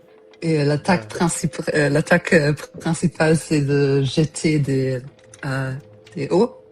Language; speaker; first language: French; non-native, fluent; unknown